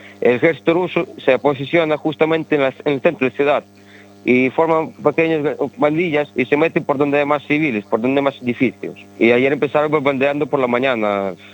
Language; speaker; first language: Spanish; early bilingual, other home language; Ukrainian